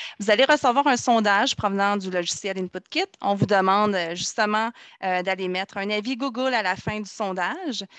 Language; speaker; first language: French; native; French